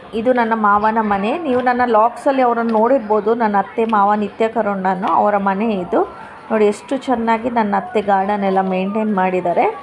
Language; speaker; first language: Kannada; non-native, local second language; Tulu